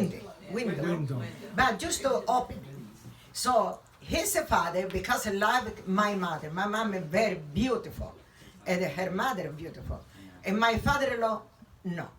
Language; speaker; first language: English; non-native, learner; Italian